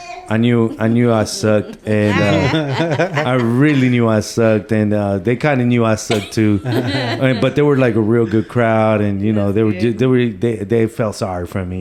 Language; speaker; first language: English; early bilingual, other home language; Spanish